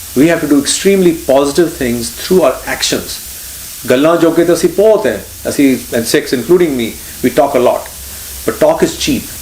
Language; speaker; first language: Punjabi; early bilingual, heritage; Punjabi